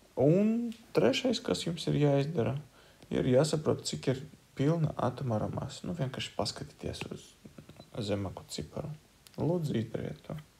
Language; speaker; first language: Latvian; non-native, local second language; Russian